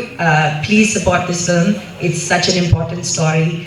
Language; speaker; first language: Tamil; early bilingual, heritage; Tamil